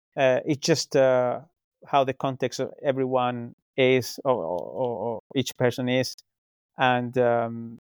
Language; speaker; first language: English; non-native, fluent; Spanish